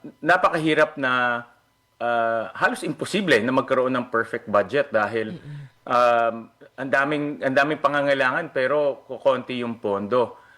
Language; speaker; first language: Filipino; native; Filipino